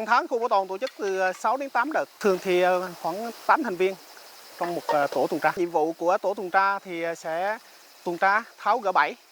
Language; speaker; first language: Vietnamese; native; Vietnamese